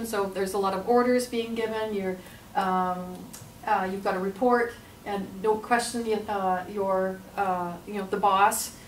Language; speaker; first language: English; native; English